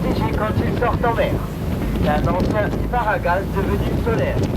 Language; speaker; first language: French; native; French